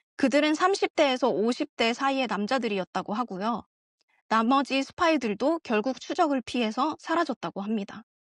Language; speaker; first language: Korean; early bilingual, heritage; Korean